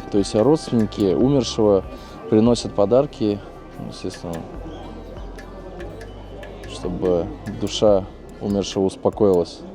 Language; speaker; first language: Russian; native; Russian